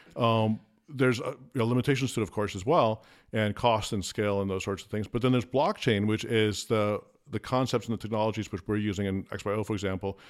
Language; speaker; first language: English; early bilingual, other home language; Afrikaans